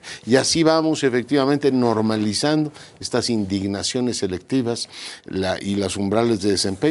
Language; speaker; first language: Spanish; native; Spanish